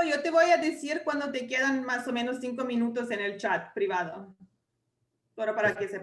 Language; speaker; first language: Spanish; non-native, fluent; English